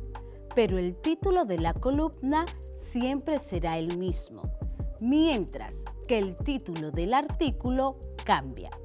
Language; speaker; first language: Spanish; native; Spanish